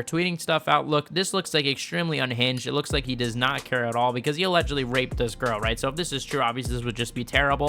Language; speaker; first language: English; native; English